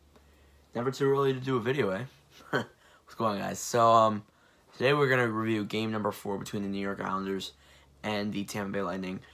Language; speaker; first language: English; native; English